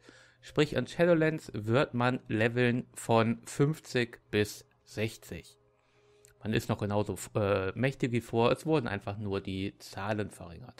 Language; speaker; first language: German; native; German